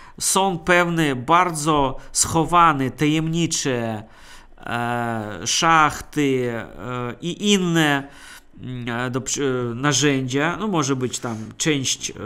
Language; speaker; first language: Polish; non-native, fluent; Russian